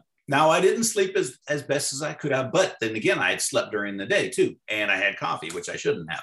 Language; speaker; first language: English; native; English